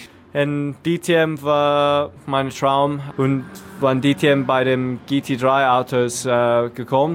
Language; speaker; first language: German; non-native, learner; English